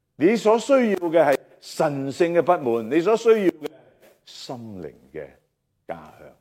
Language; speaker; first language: Chinese; non-native, local second language; Cantonese